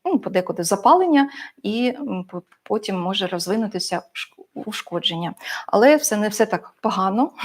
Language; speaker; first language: Ukrainian; non-native, local second language; Russian